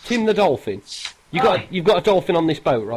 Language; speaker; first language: English; native; English